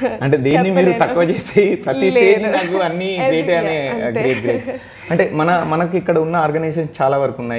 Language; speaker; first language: Telugu; native; Telugu